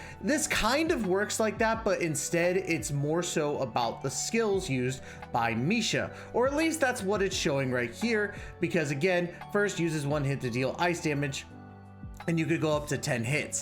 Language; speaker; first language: English; native; English